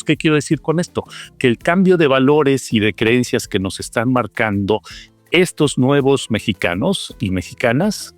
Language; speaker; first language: Spanish; native; Spanish